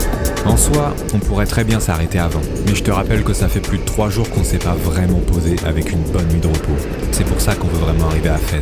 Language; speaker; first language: French; native; French